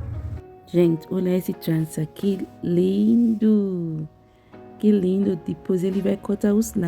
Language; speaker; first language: Portuguese; non-native, learner; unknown